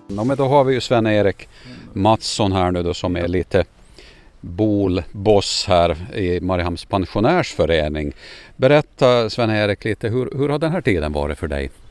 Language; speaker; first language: Swedish; native; Swedish